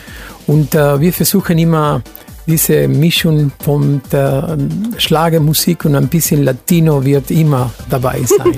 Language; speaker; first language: German; non-native, fluent; Spanish